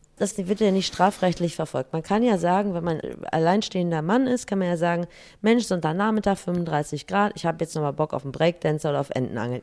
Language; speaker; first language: German; native; German